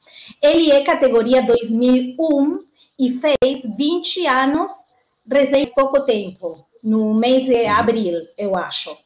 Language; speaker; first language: Portuguese; non-native, learner; Spanish